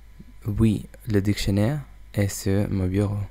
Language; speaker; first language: French; non-native, learner; English